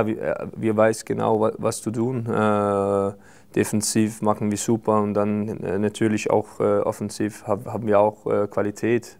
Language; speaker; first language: German; non-native, fluent; Danish